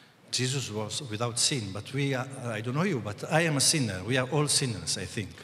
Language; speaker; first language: English; non-native, fluent; Italian